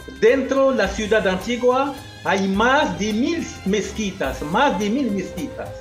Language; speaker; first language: Spanish; non-native, local second language; Arabic